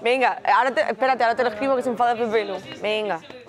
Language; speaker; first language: Spanish; native; Spanish